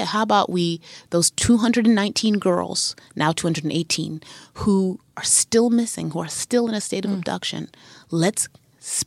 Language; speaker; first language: English; native; English